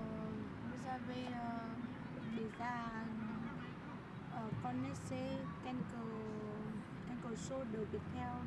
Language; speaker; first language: French; non-native, learner; Vietnamese